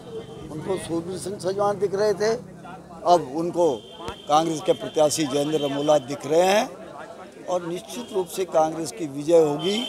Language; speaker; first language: Hindi; native; Hindi